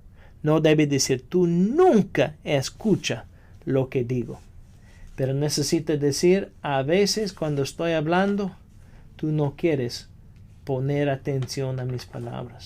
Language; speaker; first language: Spanish; non-native, fluent; English